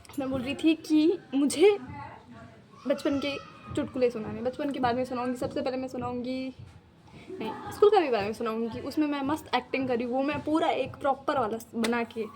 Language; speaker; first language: Hindi; non-native, local second language; Marwari